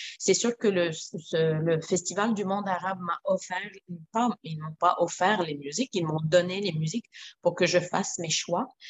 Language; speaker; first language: French; non-native, local second language; Arabic